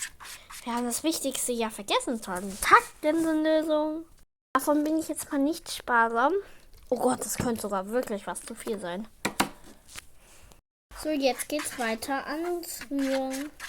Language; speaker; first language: German; native; German